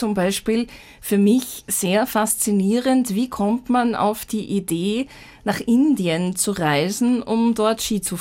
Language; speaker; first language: German; native; German